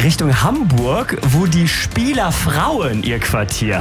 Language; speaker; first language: German; native; German